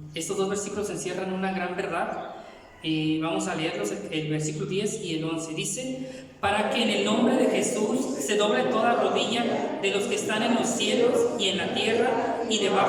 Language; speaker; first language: Spanish; native; Spanish